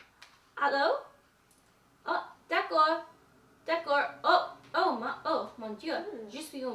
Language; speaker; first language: French; non-native, learner; English